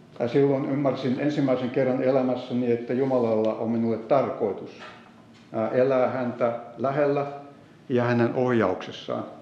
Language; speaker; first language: Finnish; native; Finnish